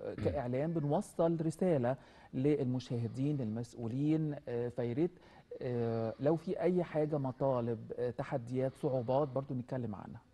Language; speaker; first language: Arabic; native; Arabic